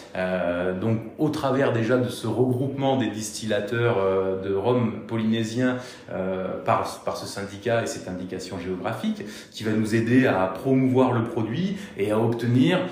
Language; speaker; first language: French; native; French